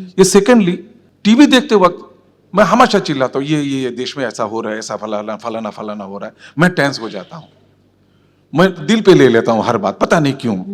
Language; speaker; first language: Hindi; non-native, local second language; Assamese